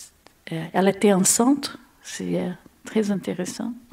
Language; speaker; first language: French; non-native, learner; Portuguese